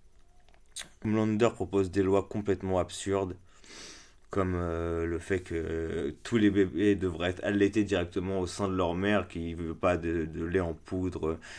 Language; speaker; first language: French; native; French